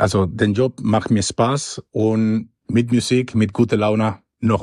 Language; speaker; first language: German; non-native, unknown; Spanish